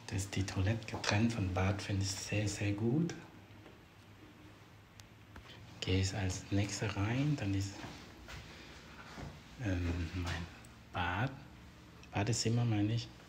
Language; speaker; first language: German; non-native, fluent; Vietnamese